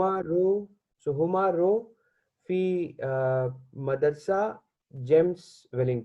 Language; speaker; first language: Arabic; non-native, learner; Hindi